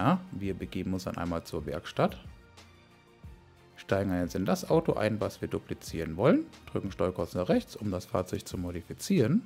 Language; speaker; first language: German; native; German